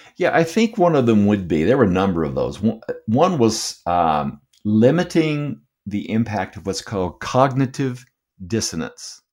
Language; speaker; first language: English; native; English